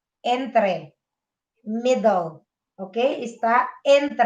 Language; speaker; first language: Spanish; non-native, fluent; Filipino